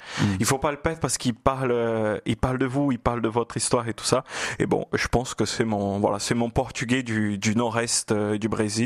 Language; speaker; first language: French; non-native, fluent; Portuguese